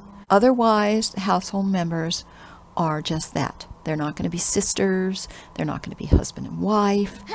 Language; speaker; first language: English; native; English